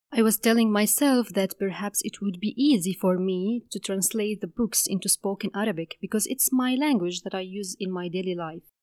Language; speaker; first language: English; non-native, fluent; Arabic